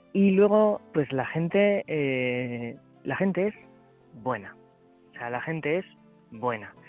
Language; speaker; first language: Spanish; native; Spanish